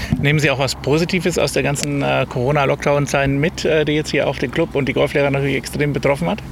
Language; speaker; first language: German; native; German